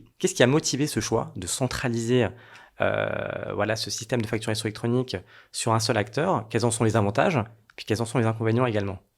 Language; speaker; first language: French; native; French